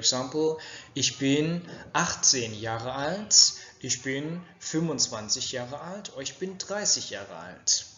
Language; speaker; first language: German; non-native, fluent; Vietnamese